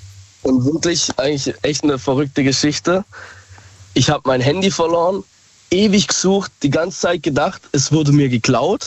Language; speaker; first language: German; native; German